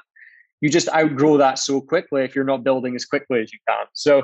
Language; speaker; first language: English; native; English